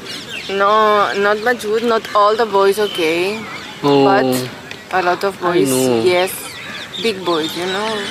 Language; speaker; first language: English; non-native, learner; Spanish